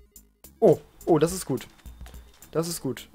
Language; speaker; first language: German; native; German